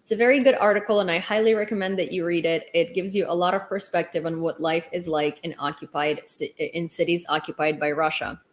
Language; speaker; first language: English; non-native, fluent; Ukrainian